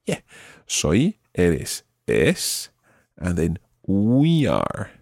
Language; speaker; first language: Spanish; non-native, fluent; English